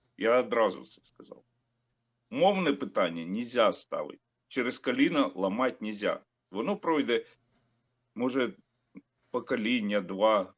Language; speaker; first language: Ukrainian; non-native, local second language; Russian